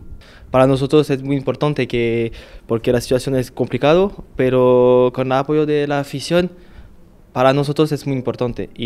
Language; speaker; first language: Spanish; non-native, learner; French